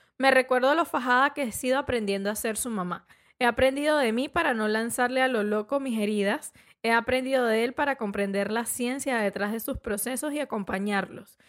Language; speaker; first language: Spanish; native; Spanish